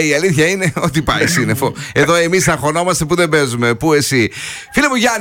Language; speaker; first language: Greek; native; Greek